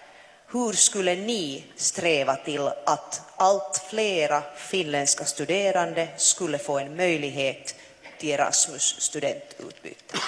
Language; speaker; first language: Swedish; non-native, local second language; Finnish